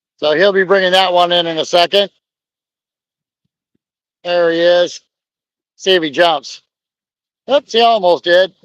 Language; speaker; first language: English; native; English